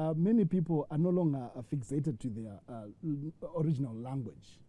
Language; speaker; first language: English; non-native, local second language; Shona